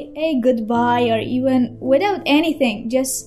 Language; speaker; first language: English; non-native, fluent; Persian